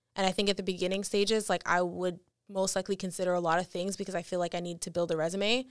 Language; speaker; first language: English; native; English